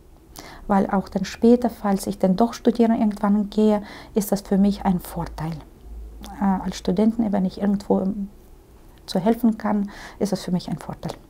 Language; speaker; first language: German; early bilingual, heritage; Russian